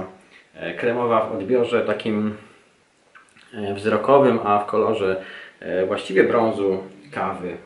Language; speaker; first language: Polish; native; Polish